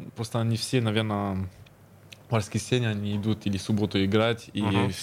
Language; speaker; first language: Russian; early bilingual, heritage; Russian